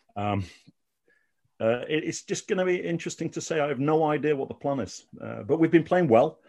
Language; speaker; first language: English; native; English